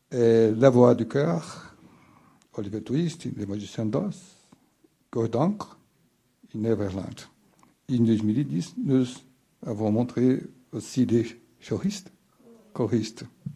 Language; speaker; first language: French; non-native, fluent; Portuguese